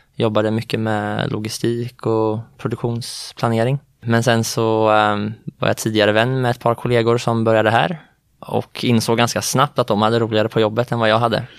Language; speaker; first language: Swedish; native; Swedish